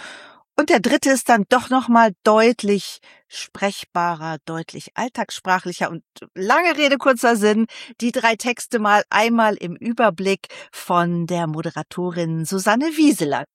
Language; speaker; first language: German; native; German